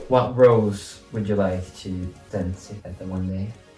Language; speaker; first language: English; non-native, fluent; Portuguese